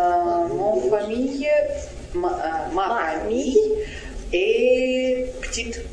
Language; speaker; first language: French; non-native, learner; Russian